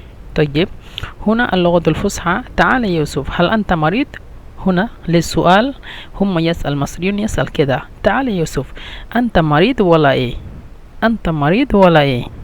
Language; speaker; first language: Arabic; non-native, fluent; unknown